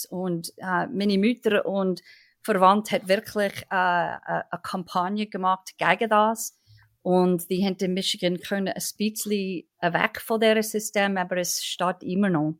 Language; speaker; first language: German; non-native, fluent; English